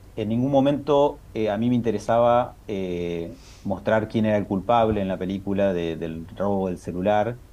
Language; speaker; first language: Spanish; native; Spanish